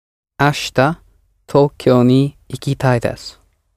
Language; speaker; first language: Japanese; non-native, learner; English